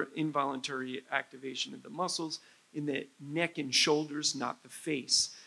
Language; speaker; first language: English; native; English